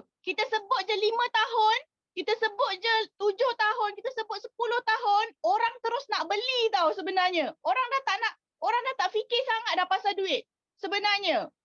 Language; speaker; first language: Malay; native; Malay